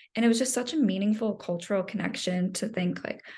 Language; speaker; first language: English; native; English